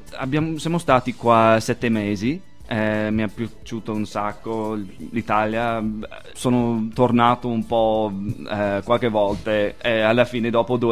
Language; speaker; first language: Italian; non-native, fluent; English